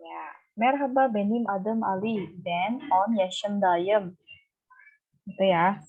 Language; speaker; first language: Turkish; non-native, fluent; Indonesian